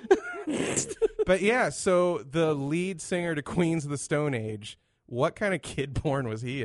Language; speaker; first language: English; native; English